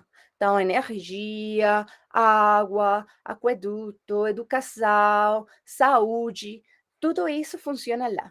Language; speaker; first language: Portuguese; non-native, fluent; Spanish